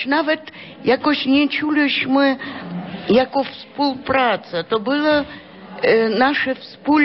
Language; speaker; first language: Polish; non-native, fluent; Russian